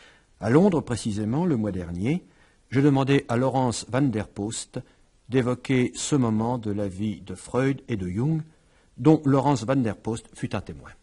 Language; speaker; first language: French; native; French